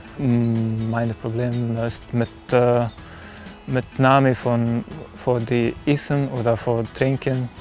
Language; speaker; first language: German; non-native, learner; Arabic